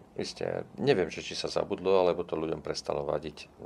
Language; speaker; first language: Slovak; non-native, local second language; Czech